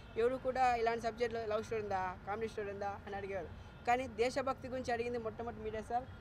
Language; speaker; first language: Telugu; native; Telugu